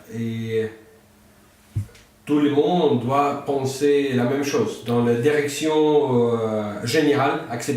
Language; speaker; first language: French; non-native, learner; Russian